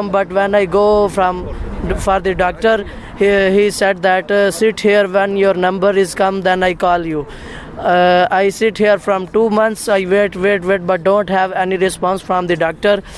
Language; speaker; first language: English; non-native, learner; Punjabi